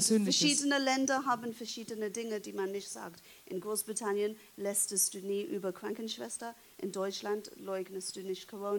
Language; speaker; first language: German; non-native, fluent; English